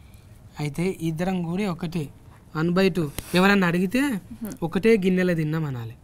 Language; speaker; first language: Telugu; native; Telugu